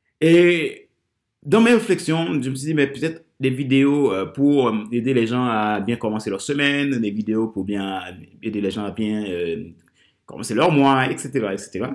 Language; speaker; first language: French; non-native, local second language; Haitian Creole